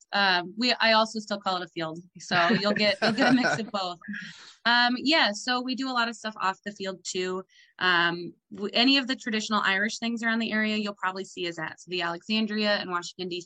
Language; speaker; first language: English; native; English